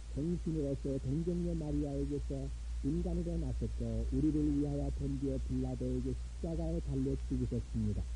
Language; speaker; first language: Korean; native; Korean